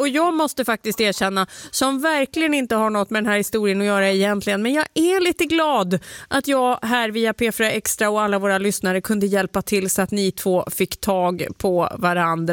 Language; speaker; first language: Swedish; native; Swedish